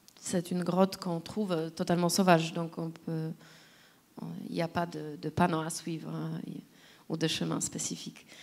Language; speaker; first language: French; non-native, fluent; Polish